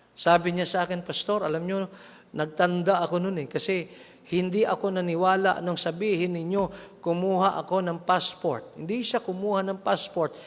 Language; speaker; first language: Filipino; non-native, local second language; Cebuano